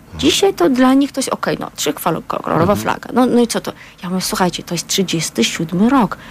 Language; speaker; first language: Polish; non-native, fluent; Azerbaijani